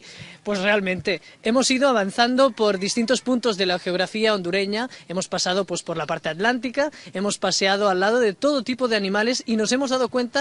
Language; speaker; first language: Spanish; native; Spanish